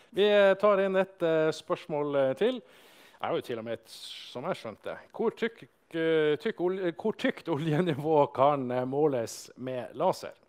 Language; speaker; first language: Norwegian; native; Norwegian